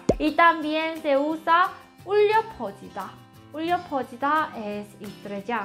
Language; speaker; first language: Spanish; non-native, learner; Korean